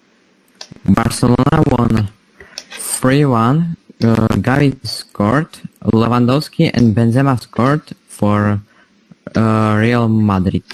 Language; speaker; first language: English; non-native, learner; Slovak